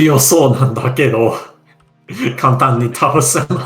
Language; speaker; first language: Japanese; non-native, fluent; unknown